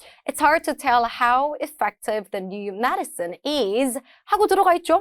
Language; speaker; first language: English; non-native, fluent; Korean